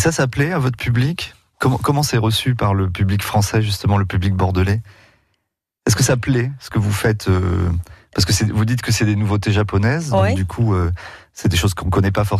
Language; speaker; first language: French; native; French